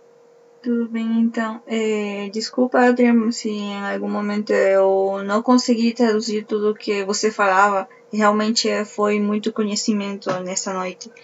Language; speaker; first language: Portuguese; non-native, fluent; Spanish